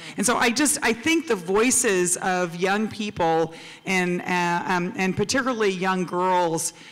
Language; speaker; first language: English; native; English